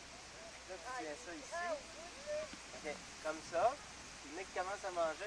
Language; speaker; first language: French; native; French